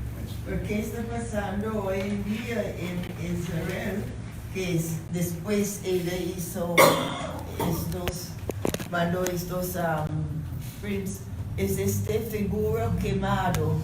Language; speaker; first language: Spanish; non-native, fluent; English